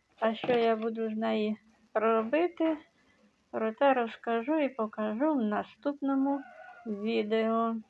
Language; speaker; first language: Ukrainian; native; Ukrainian